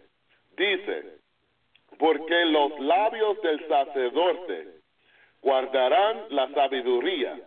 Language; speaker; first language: Spanish; non-native, fluent; English